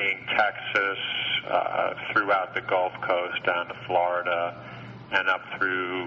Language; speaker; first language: English; native; English